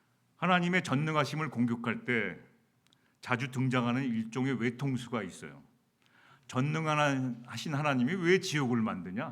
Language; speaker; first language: Korean; native; Korean